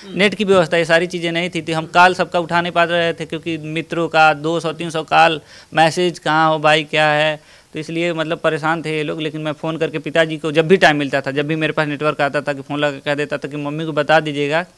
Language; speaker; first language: Hindi; native; Hindi